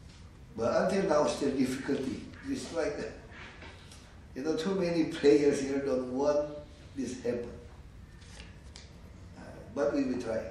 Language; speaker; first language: English; non-native, learner; Indonesian